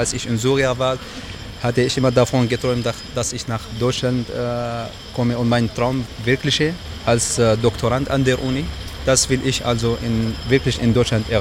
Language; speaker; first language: German; non-native, learner; Arabic